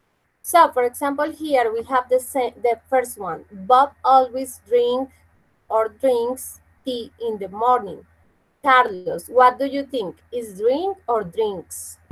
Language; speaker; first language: English; non-native, fluent; Spanish